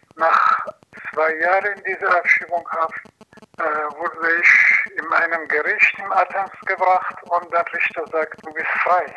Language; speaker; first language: German; non-native, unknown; Persian